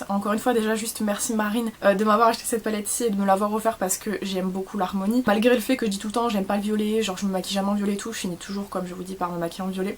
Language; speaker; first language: French; native; French